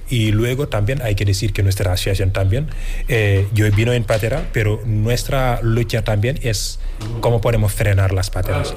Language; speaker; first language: Spanish; non-native, fluent; Wolof